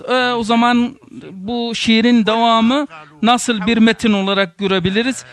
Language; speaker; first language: Turkish; non-native, fluent; Arabic